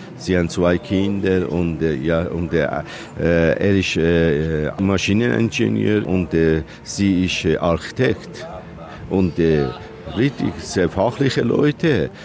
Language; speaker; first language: German; non-native, learner; Persian